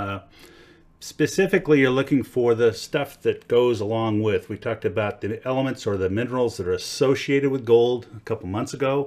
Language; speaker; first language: English; native; English